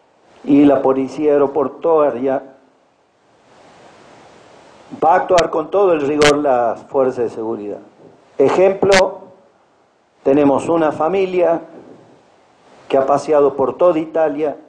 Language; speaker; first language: Spanish; native; Spanish